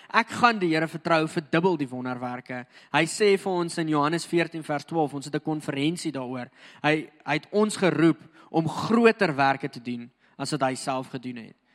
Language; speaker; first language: Afrikaans; native; Afrikaans